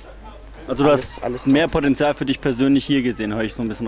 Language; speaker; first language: German; native; German